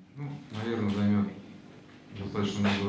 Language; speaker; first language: Russian; native; Russian